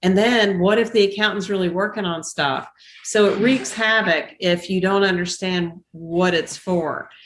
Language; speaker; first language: English; native; English